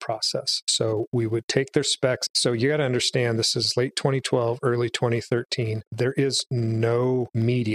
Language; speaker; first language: English; native; English